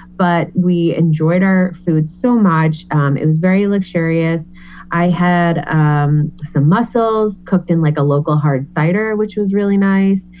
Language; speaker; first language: English; native; English